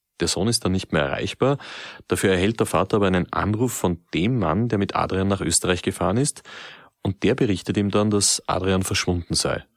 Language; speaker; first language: German; native; German